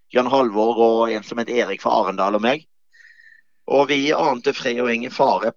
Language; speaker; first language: Norwegian; native; Norwegian